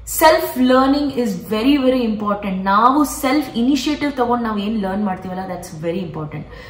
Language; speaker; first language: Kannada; non-native, local second language; Konkani